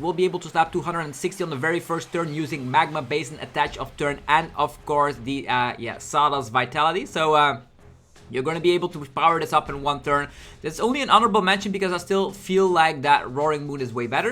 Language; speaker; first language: English; non-native, fluent; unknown